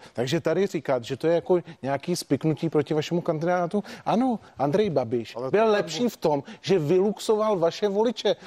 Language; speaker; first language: Czech; native; Czech